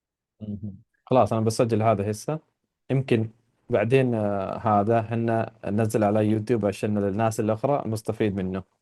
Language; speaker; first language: Arabic; non-native, fluent; Urdu